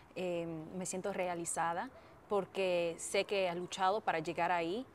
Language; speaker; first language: Spanish; non-native, fluent; English